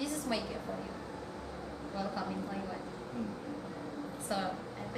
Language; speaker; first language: English; non-native, learner; Indonesian